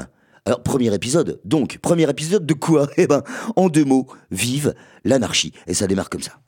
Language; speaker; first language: French; native; French